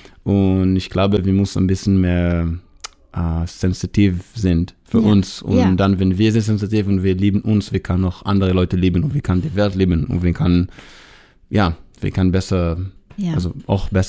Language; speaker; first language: German; non-native, learner; Hebrew